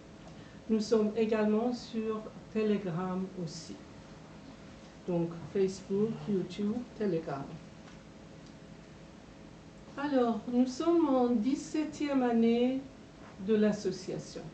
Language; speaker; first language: French; non-native, fluent; Persian